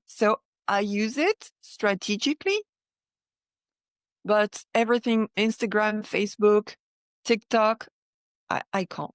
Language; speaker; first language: English; non-native, fluent; French